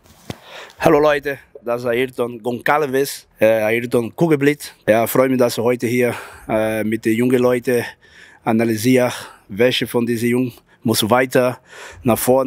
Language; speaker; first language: German; non-native, learner; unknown